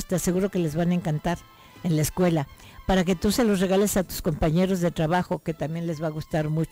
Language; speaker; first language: Spanish; native; Spanish